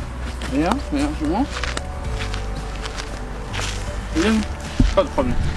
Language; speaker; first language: French; non-native, learner; Arabic